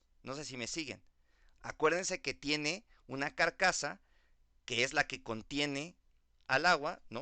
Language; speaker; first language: Spanish; native; Spanish